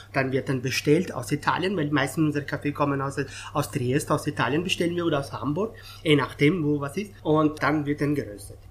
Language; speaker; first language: German; non-native, fluent; Persian